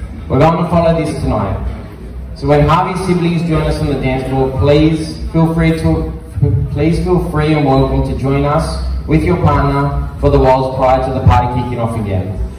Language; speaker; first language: English; native; English